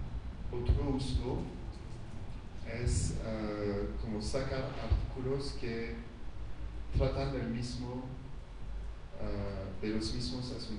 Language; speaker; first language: Spanish; non-native, fluent; French